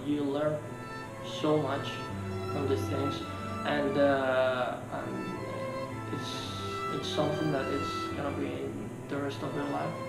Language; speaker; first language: English; non-native, fluent; Spanish